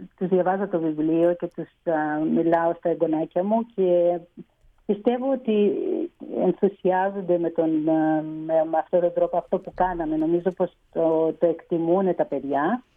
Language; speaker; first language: Greek; native; Greek